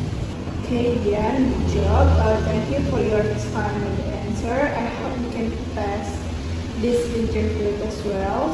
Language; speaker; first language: English; non-native, learner; Indonesian